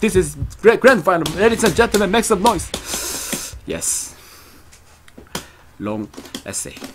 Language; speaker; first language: English; non-native, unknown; Korean